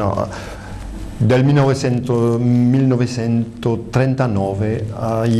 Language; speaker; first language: Italian; early bilingual, heritage; French